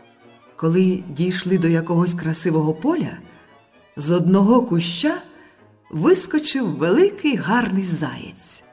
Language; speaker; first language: Ukrainian; native; Ukrainian